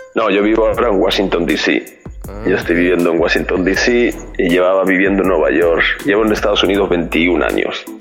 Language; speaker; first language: Spanish; native; Spanish